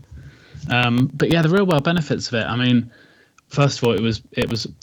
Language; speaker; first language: English; native; English